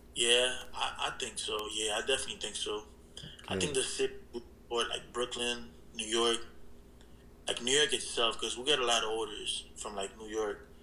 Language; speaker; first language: English; early bilingual, other home language; Haitian Creole